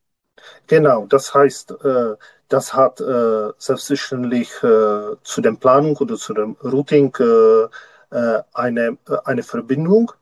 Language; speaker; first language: German; non-native, learner; Czech